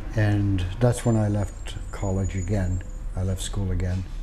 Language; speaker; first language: English; native; English